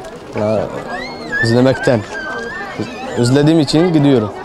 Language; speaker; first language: Turkish; non-native, learner; Arabic